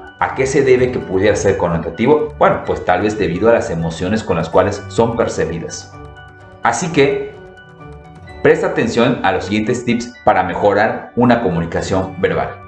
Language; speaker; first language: Spanish; native; Spanish